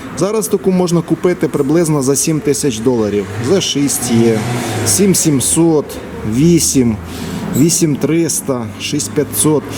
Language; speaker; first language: Ukrainian; non-native, local second language; Russian